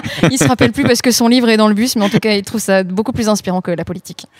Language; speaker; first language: French; native; French